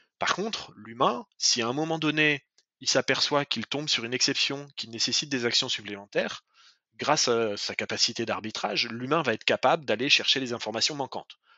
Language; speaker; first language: French; native; French